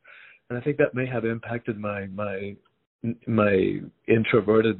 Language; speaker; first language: English; early bilingual, other home language; Spanish